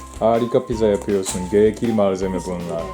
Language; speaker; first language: Turkish; non-native, fluent; Japanese